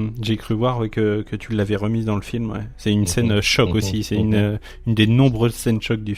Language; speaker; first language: French; native; French